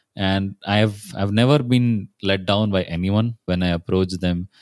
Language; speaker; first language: English; non-native, local second language; Marathi